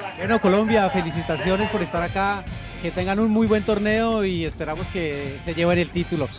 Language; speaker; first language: Spanish; native; Spanish